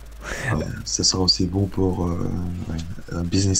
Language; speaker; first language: French; non-native, learner; Korean